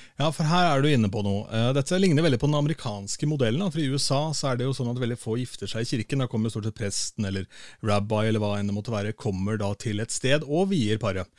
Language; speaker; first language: Norwegian; native; Norwegian